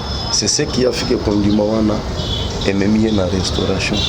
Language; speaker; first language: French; non-native, local second language; Lingala